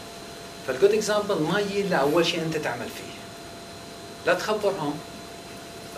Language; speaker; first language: Arabic; native; Arabic